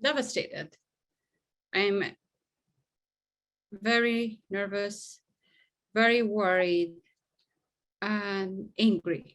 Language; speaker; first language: English; non-native, fluent; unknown